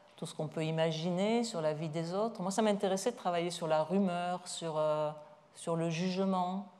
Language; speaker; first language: French; native; French